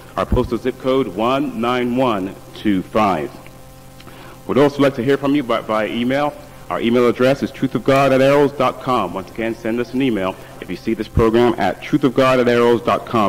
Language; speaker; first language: English; native; English